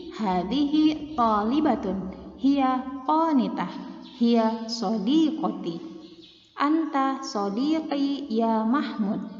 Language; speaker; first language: Arabic; non-native, fluent; Indonesian